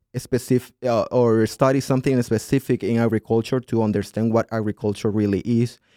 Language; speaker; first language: English; non-native, fluent; Spanish